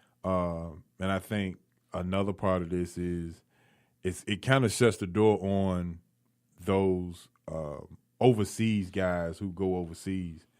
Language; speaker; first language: English; native; English